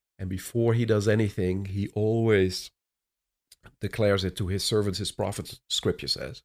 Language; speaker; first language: English; non-native, fluent; Dutch